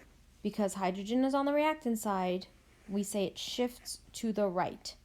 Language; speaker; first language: English; native; English